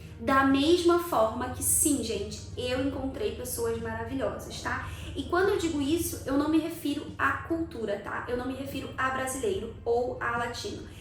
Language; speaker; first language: Portuguese; native; Portuguese